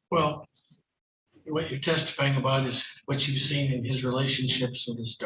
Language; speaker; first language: English; native; English